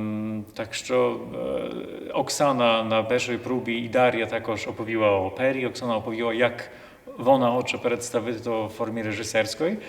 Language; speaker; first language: Polish; non-native, local second language; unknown